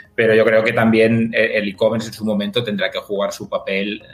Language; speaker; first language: Spanish; native; Spanish